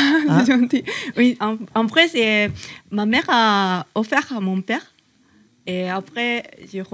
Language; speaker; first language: French; non-native, learner; Japanese